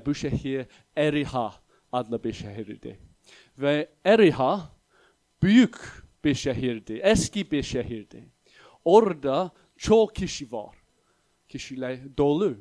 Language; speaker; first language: Turkish; non-native, fluent; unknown